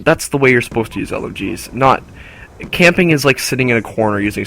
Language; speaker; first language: English; native; English